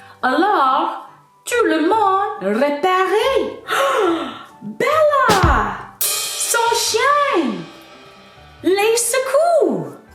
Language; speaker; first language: French; non-native, fluent; English